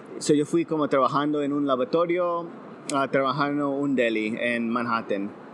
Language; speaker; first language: Spanish; early bilingual, heritage; Spanish